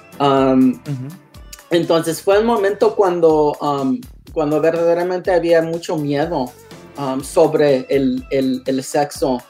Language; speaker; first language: Spanish; non-native, learner; English